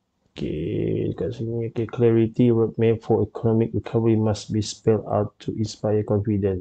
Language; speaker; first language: English; non-native, local second language; Malay